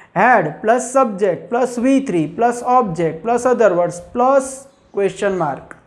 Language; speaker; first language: English; non-native, local second language; Gujarati